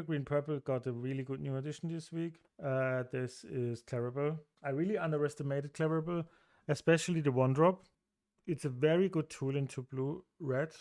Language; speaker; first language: English; non-native, fluent; German